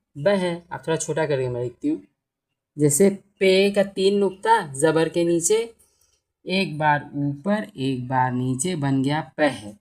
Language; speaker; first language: Hindi; native; Hindi